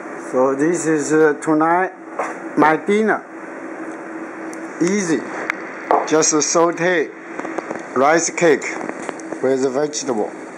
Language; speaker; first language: English; non-native, learner; Chinese